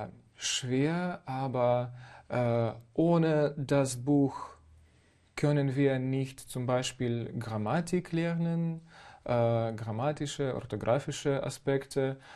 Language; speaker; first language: German; non-native, fluent; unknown